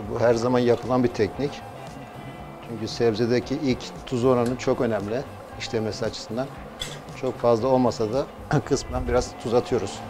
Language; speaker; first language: Turkish; native; Turkish